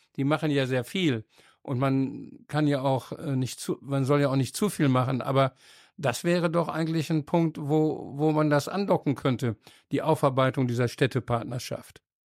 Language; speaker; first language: German; native; German